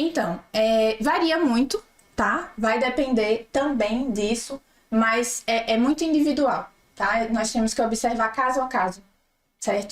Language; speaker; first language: Portuguese; native; Portuguese